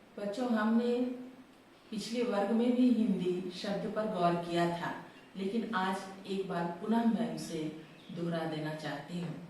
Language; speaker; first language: Hindi; native; Hindi